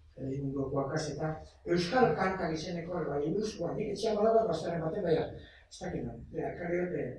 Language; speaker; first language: Basque; native; Basque